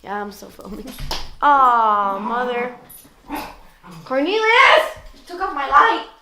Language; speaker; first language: English; native; English